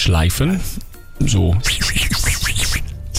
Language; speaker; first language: German; non-native, fluent; English